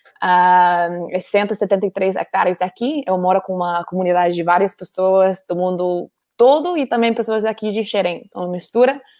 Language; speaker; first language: Portuguese; non-native, fluent; English